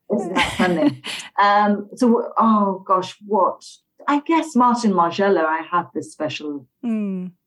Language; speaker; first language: English; native; English